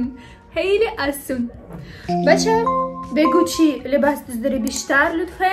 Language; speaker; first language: Persian; non-native, learner; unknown